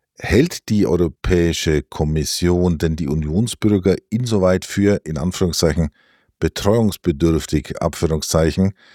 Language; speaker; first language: German; native; German